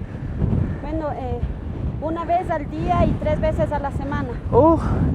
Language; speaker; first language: Spanish; native; Spanish